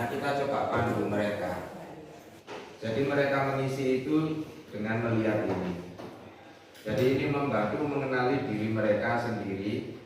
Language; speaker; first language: Indonesian; native; Indonesian